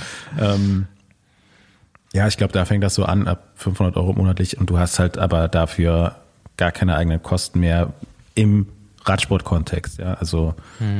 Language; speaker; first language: German; native; German